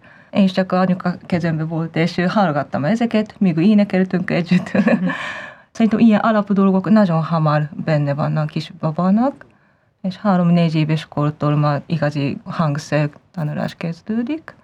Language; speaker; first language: Hungarian; non-native, fluent; Japanese